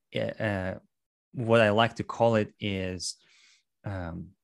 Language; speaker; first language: English; non-native, fluent; Russian